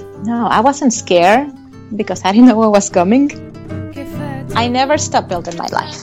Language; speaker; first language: English; non-native, fluent; Spanish